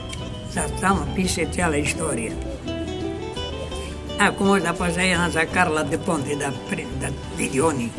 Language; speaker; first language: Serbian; early bilingual, heritage; Greek